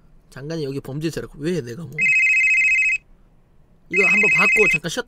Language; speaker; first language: Korean; native; Korean